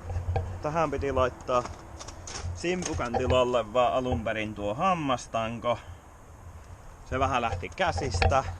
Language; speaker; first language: Finnish; native; Finnish